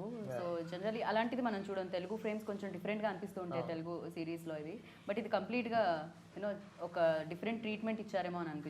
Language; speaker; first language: Telugu; native; Telugu